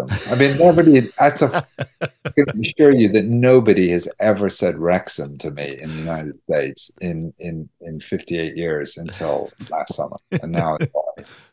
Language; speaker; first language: English; native; English